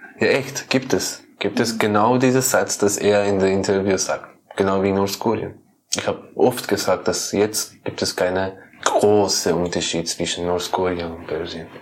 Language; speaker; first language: German; non-native, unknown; Persian